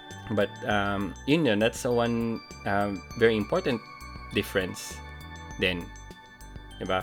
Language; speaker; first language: English; non-native, local second language; Filipino